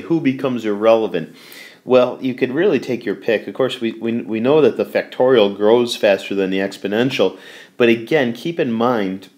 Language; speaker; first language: English; native; English